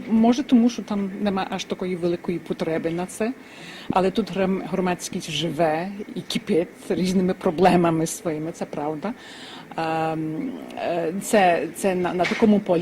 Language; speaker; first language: Ukrainian; early bilingual, heritage; Ukrainian